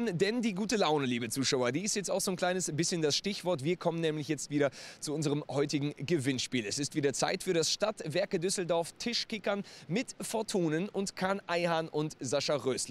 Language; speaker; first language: German; native; German